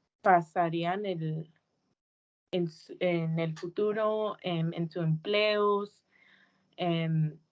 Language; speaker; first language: Spanish; early bilingual, heritage; English